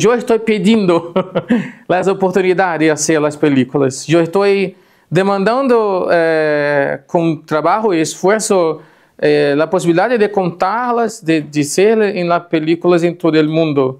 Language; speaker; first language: Spanish; non-native, fluent; Portuguese